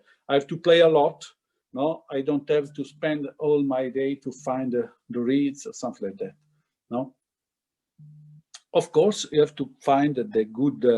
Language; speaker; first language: English; non-native, fluent; Italian